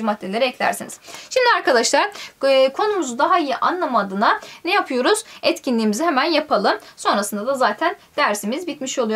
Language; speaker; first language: Turkish; native; Turkish